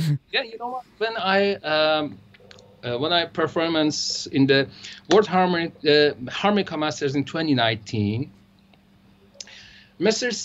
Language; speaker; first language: English; non-native, learner; Persian